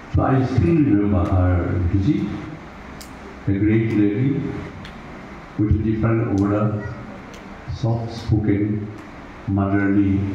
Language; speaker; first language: English; non-native, local second language; Assamese